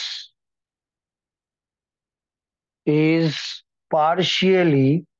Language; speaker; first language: English; non-native, local second language; Hindi